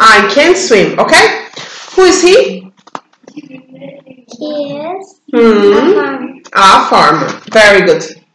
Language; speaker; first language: English; non-native, learner; Turkish